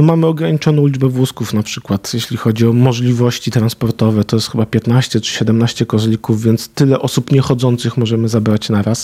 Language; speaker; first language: Polish; native; Polish